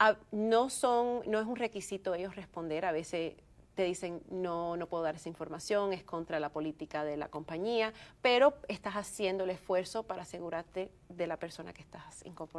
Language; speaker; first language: Spanish; early bilingual, heritage; Spanish